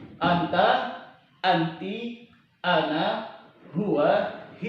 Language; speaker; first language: Arabic; non-native, fluent; Indonesian